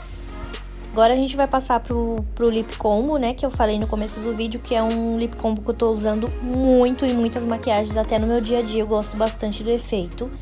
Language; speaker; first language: Portuguese; native; Portuguese